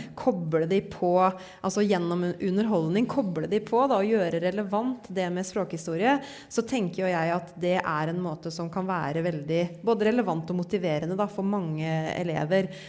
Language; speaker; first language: Norwegian; native; Norwegian